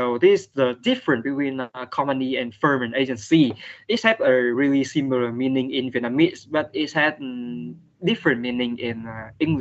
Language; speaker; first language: English; non-native, fluent; Vietnamese